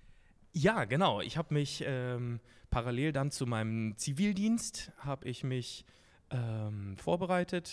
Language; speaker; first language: German; native; German